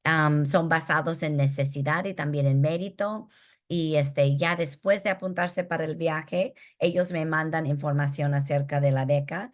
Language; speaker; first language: Spanish; early bilingual, heritage; Spanish